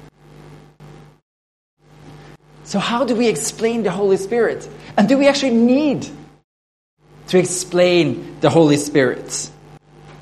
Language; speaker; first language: English; non-native, fluent; Norwegian